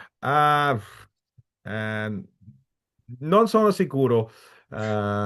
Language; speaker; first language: Italian; non-native, fluent; German